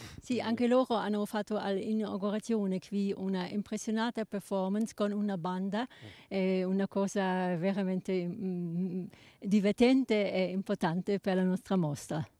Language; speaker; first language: Italian; non-native, learner; German